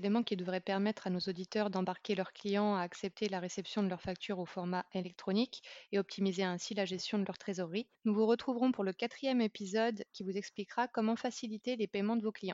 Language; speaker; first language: French; native; French